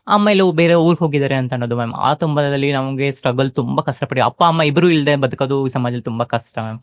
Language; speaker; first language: Kannada; native; Kannada